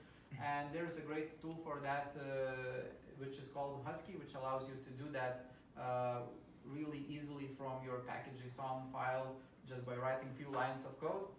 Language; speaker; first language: English; non-native, fluent; Lithuanian